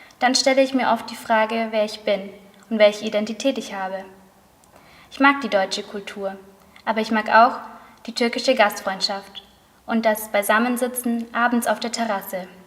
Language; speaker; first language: German; native; German